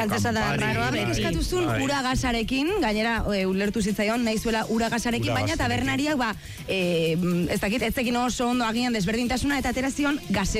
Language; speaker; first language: Basque; native; Basque